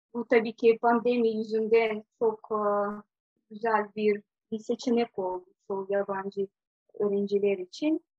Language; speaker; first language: Turkish; non-native, fluent; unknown